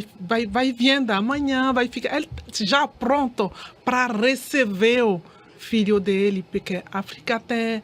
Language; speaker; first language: Portuguese; non-native, learner; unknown